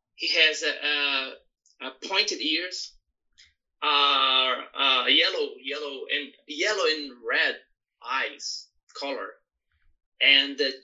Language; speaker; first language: English; non-native, learner; Portuguese